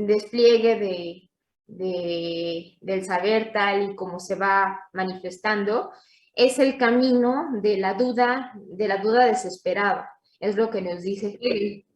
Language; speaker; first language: Spanish; native; Spanish